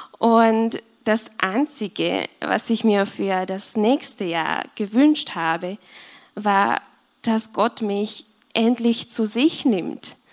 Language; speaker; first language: German; non-native, fluent; Czech